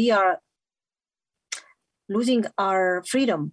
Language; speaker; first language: English; non-native, fluent; Italian